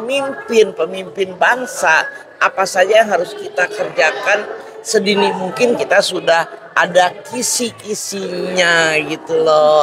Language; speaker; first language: Indonesian; native; Indonesian